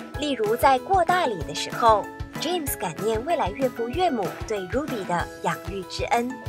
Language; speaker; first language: Chinese; native; Chinese